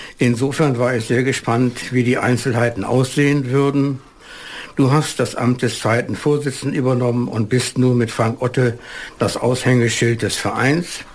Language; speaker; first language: German; native; German